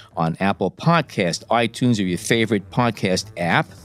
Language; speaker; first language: English; native; English